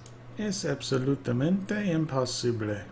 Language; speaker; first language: Spanish; non-native, learner; English